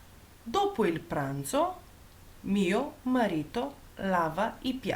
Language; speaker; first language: Italian; non-native, fluent; Macedonian